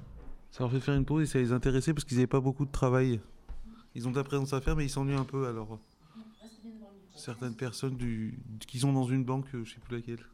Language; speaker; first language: French; native; French